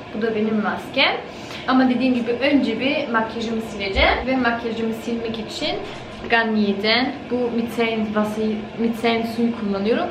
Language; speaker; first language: Turkish; early bilingual, heritage; Turkish